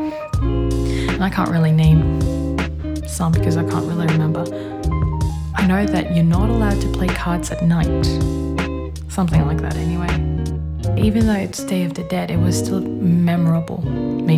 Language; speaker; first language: English; non-native, local second language; Filipino